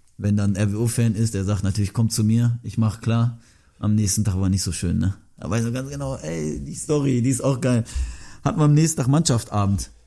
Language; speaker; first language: German; early bilingual, other home language; Turkish